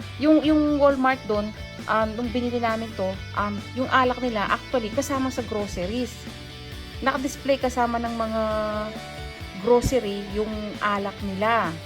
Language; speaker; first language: Filipino; non-native, local second language; Pampanga